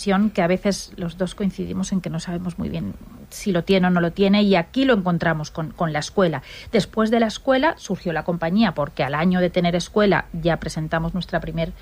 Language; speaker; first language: Spanish; native; Spanish